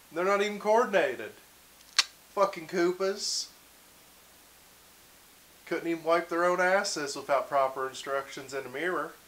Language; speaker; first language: English; native; English